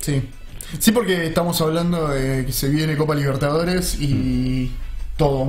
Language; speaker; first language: Spanish; native; Spanish